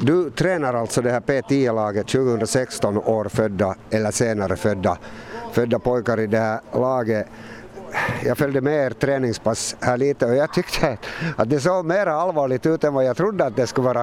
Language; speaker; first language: Swedish; native; Swedish